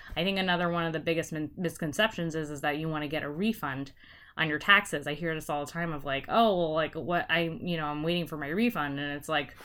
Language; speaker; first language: English; native; English